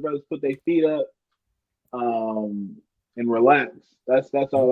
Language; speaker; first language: English; native; English